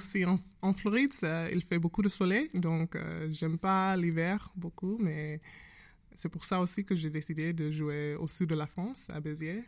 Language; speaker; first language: French; non-native, learner; English